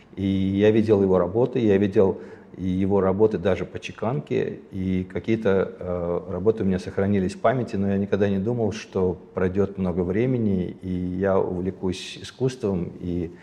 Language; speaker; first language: Russian; native; Russian